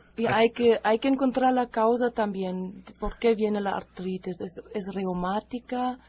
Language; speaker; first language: Spanish; non-native, fluent; German